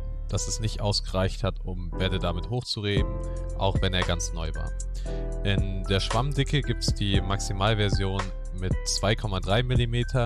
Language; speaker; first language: German; native; German